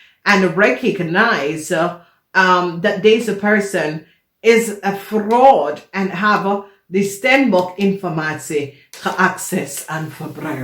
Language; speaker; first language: Dutch; non-native, learner; English